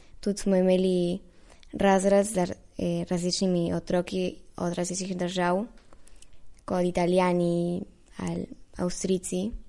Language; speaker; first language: Slovenian; early bilingual, heritage; Slovenian